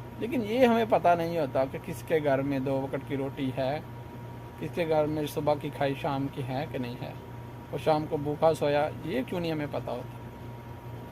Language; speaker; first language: Urdu; non-native, local second language; Punjabi